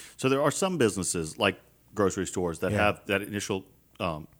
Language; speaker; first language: English; native; English